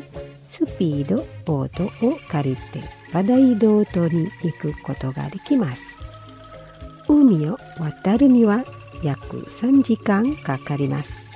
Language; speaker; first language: Japanese; non-native, fluent; Indonesian